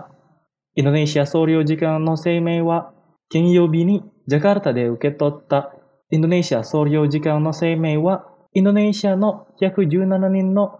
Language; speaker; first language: Japanese; non-native, fluent; Indonesian